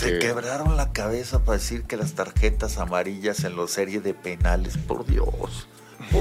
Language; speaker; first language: Spanish; native; Spanish